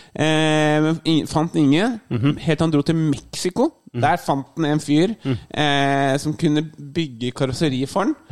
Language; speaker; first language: Norwegian; native; Norwegian